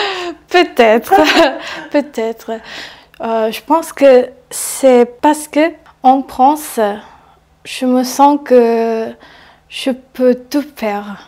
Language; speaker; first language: French; non-native, learner; Korean